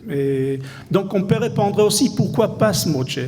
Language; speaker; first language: French; non-native, fluent; Hebrew